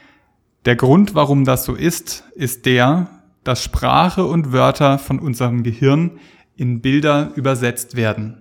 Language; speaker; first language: German; native; German